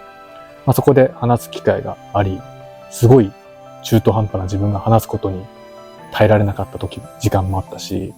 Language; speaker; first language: Japanese; native; Japanese